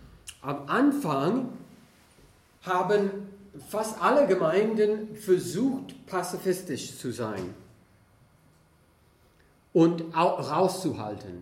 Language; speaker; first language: German; non-native, fluent; English